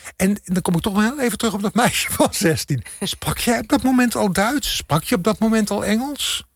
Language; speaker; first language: Dutch; native; Dutch